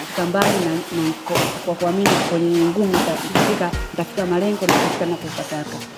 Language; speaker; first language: Swahili; native; Swahili